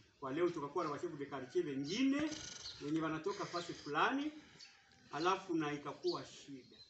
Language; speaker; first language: Swahili; non-native, local second language; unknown